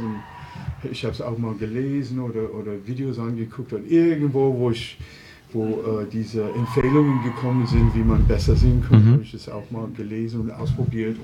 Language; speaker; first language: German; non-native, fluent; English